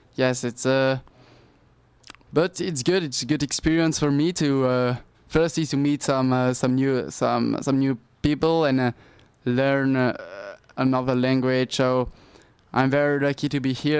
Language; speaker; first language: English; non-native, learner; French